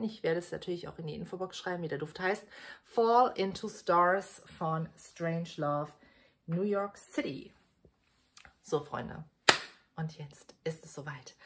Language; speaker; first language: German; native; German